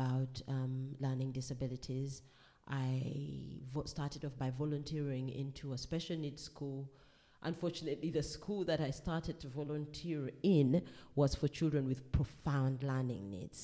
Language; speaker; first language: English; non-native, local second language; Ganda